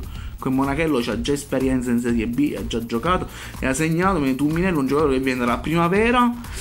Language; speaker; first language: Italian; native; Italian